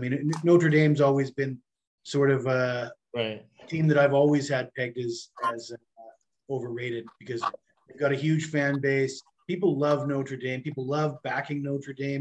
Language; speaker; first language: English; native; English